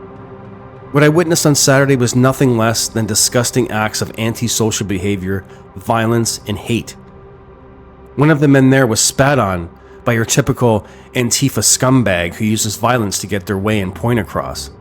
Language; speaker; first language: English; native; English